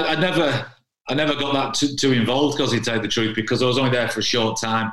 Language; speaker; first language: English; native; English